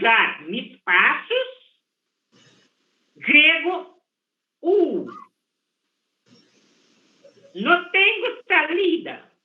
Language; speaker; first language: Spanish; non-native, fluent; Portuguese